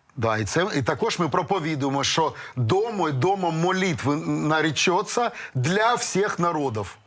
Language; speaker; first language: Ukrainian; non-native, local second language; Russian